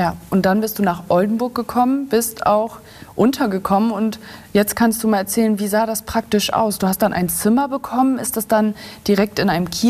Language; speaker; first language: German; native; German